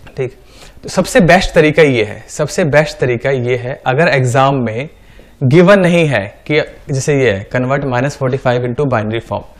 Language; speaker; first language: Hindi; native; Hindi